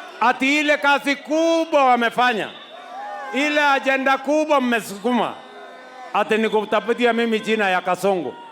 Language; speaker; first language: Swahili; non-native, local second language; Kalenjin